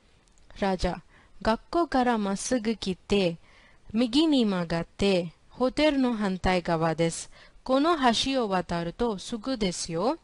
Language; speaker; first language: Japanese; non-native, fluent; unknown